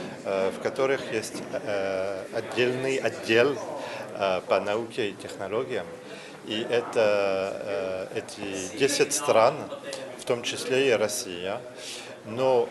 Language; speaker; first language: Russian; non-native, learner; French